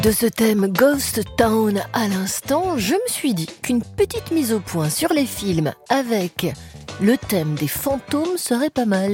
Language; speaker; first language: French; native; French